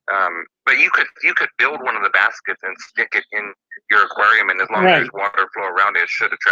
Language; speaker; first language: English; native; English